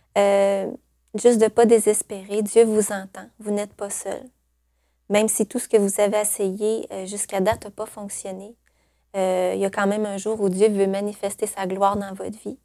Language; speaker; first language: French; native; French